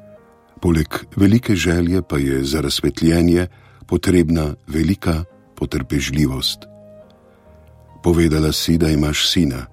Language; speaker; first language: Slovenian; native; Slovenian